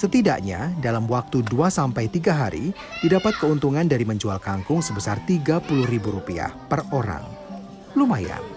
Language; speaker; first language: Indonesian; native; Indonesian